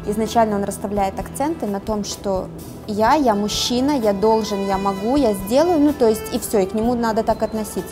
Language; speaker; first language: Russian; native; Russian